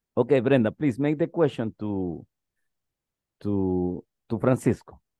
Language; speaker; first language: English; non-native, fluent; Spanish